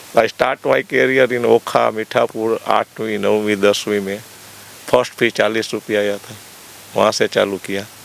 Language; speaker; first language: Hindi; non-native, local second language; Gujarati